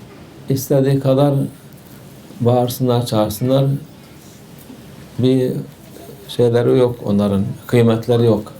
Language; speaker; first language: Turkish; native; Turkish